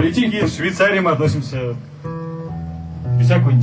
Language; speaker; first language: Russian; native; Russian